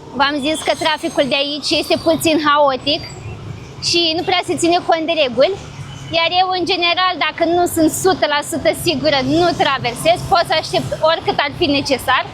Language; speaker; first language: Romanian; native; Romanian